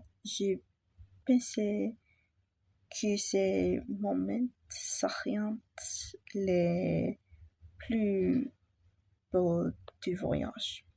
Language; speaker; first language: French; non-native, learner; English